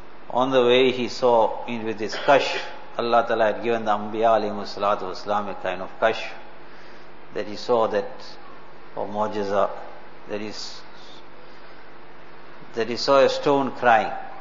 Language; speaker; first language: English; native; English